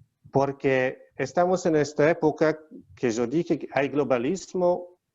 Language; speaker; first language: Spanish; non-native, learner; Hungarian